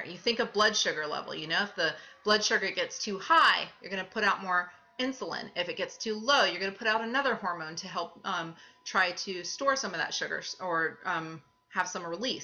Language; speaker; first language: English; native; English